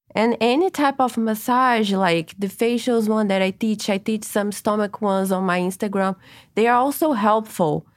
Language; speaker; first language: English; non-native, fluent; Portuguese